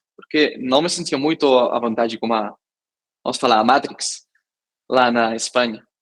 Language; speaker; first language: Portuguese; non-native, fluent; Catalan